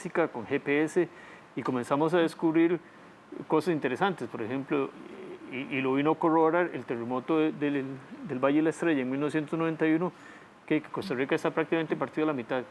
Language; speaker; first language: Spanish; native; Spanish